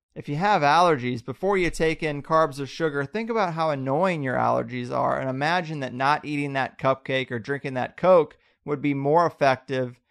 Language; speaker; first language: English; native; English